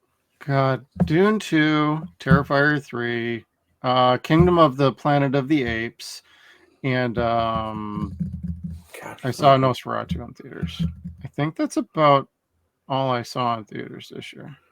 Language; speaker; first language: English; native; English